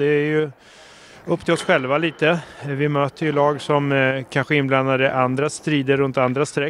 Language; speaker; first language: Swedish; native; Swedish